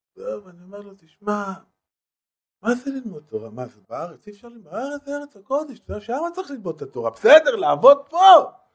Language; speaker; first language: Hebrew; non-native, fluent; French